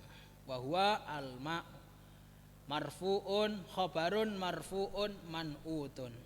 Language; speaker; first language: Arabic; non-native, fluent; Javanese